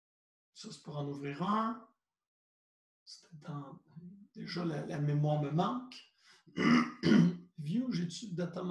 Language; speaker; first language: French; native; French